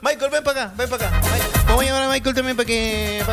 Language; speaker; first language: Spanish; native; Spanish